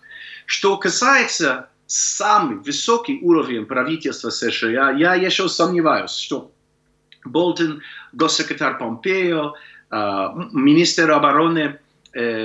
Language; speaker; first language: Russian; non-native, fluent; English